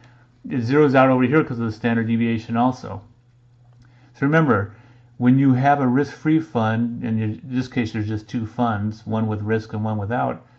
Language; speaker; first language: English; native; English